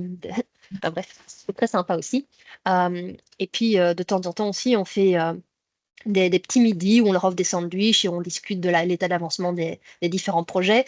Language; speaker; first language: French; native; French